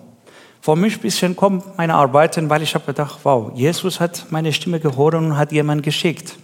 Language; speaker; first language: German; non-native, learner; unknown